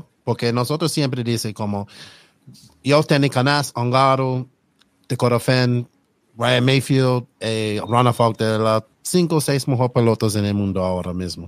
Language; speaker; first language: Spanish; non-native, learner; English